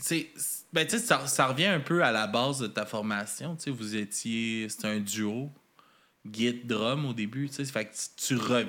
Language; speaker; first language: French; native; French